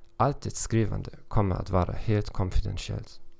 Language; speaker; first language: Swedish; non-native, learner; German